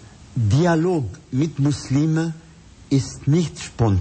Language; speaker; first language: German; non-native, fluent; Arabic